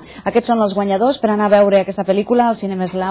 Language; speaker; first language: Catalan; native; Catalan